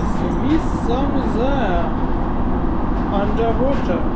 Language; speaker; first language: English; non-native, learner; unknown